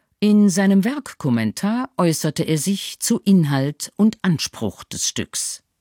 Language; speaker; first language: German; native; German